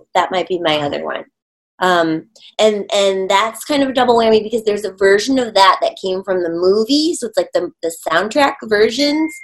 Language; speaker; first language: English; native; English